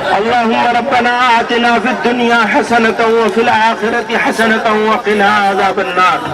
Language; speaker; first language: Urdu; native; Urdu